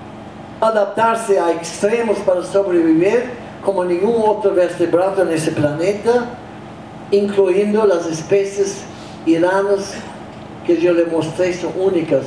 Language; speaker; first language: Spanish; non-native, fluent; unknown